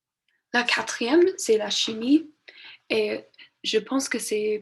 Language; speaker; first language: French; non-native, learner; English